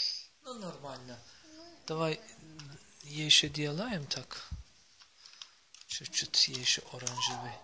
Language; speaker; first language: Russian; non-native, learner; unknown